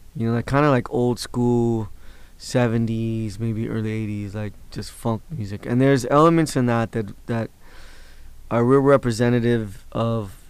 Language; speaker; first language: English; native; English